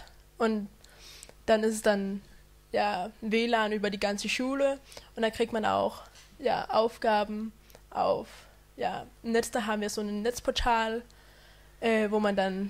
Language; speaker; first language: German; non-native, fluent; Danish